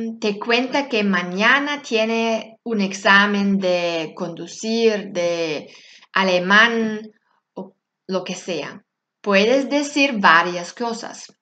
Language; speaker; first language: Spanish; non-native, fluent; German